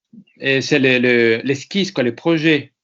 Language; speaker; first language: French; non-native, fluent; Spanish